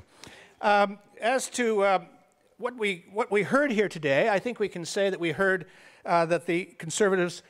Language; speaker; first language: English; native; English